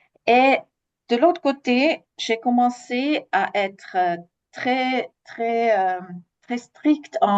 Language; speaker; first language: French; non-native, fluent; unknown